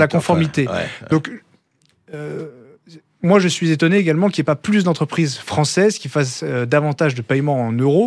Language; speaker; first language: French; native; French